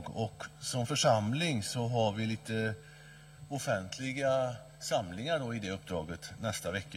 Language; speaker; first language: Swedish; native; Swedish